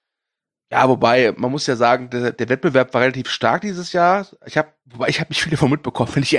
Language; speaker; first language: German; native; German